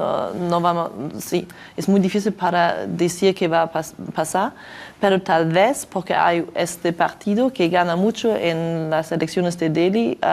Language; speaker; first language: Spanish; non-native, learner; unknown